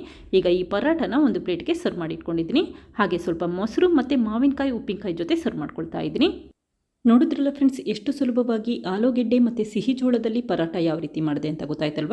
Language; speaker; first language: Kannada; native; Kannada